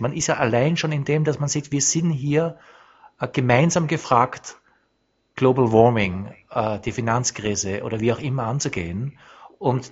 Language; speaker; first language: German; native; German